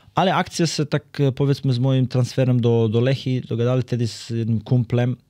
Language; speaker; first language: Polish; non-native, fluent; Serbian